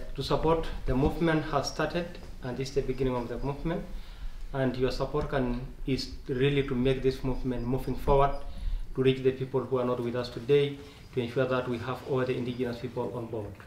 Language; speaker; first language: English; non-native, local second language; Masai